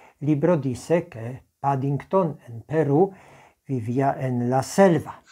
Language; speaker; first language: Spanish; non-native, fluent; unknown